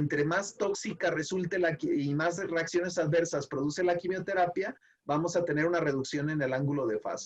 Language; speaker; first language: Spanish; native; Spanish